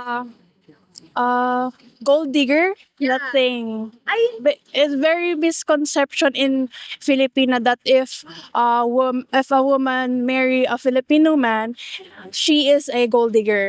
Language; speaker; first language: English; non-native, local second language; Bikol